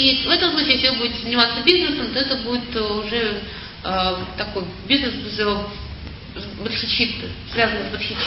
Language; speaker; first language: Russian; native; Russian